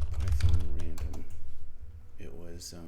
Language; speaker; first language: English; native; English